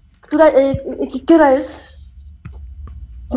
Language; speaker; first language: Polish; non-native, learner; Spanish